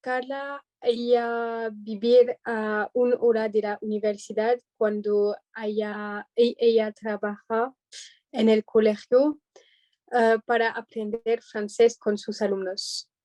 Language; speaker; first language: Spanish; non-native, learner; French